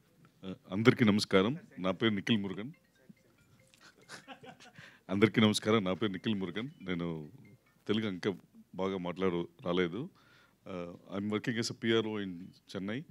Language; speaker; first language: Telugu; non-native, learner; Tamil